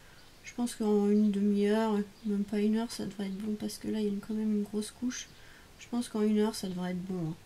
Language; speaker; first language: French; native; French